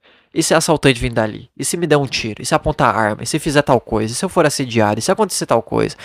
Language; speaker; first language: Portuguese; native; Portuguese